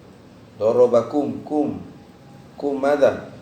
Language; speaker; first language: Arabic; non-native, fluent; Indonesian